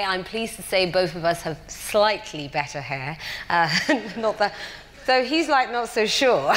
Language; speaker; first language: English; native; English